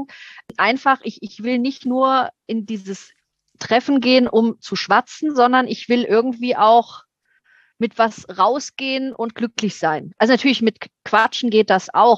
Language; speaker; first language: German; native; German